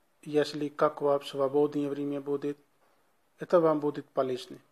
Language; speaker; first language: Russian; non-native, learner; Urdu